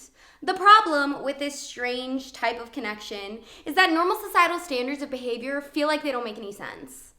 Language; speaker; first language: English; native; English